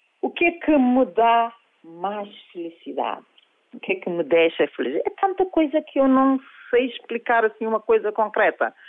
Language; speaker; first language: Portuguese; non-native, local second language; Kabuverdianu